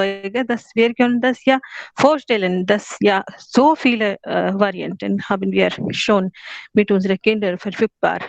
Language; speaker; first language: German; non-native, learner; Hindi